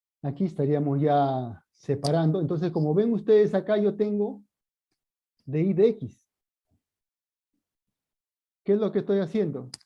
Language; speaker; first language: Spanish; native; Spanish